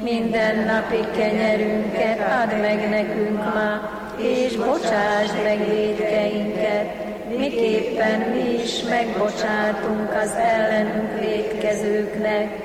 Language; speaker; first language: Hungarian; native; Hungarian